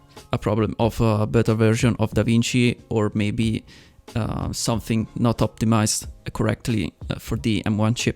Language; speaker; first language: English; non-native, fluent; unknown